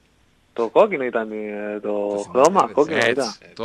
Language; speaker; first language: Greek; non-native, learner; Spanish